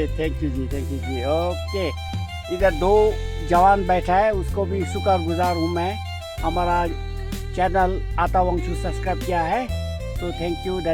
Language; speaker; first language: Hindi; non-native, fluent; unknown